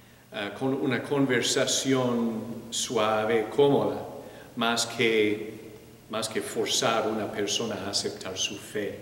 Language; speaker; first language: Spanish; non-native, fluent; English